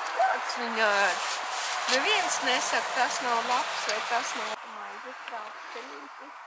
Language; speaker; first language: Latvian; non-native, local second language; Russian